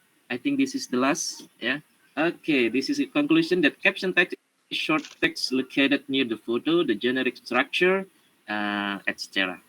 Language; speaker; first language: English; non-native, learner; Indonesian